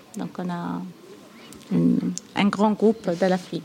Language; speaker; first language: French; non-native, fluent; Arabic